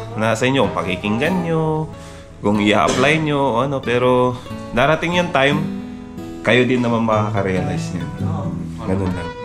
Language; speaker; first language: Filipino; non-native, local second language; Iloko